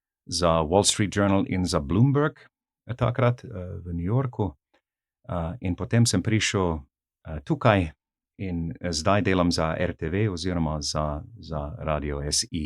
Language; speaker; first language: Slovenian; non-native, fluent; English